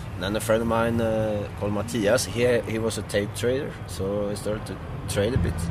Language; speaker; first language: English; non-native, fluent; Swedish